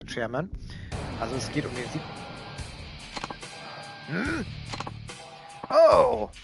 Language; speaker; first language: German; native; German